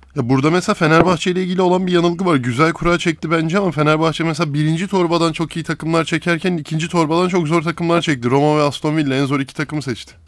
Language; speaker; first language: Turkish; native; Turkish